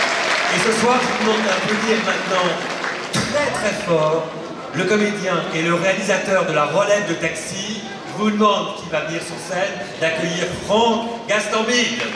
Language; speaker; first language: French; native; French